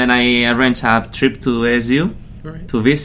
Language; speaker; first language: English; non-native, fluent; Spanish